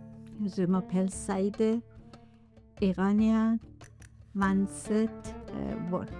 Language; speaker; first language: French; non-native, learner; Persian